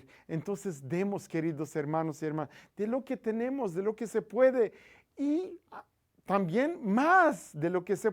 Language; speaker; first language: Spanish; non-native, fluent; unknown